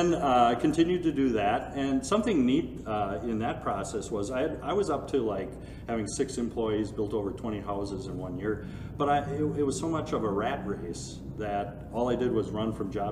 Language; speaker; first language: English; native; English